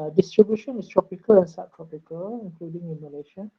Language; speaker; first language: English; non-native, local second language; Malay